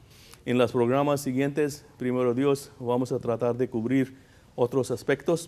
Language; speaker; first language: Spanish; non-native, fluent; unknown